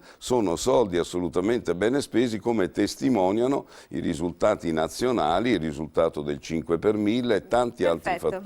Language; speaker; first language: Italian; native; Italian